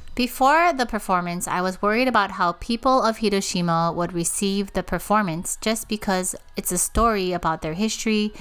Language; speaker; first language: English; native; English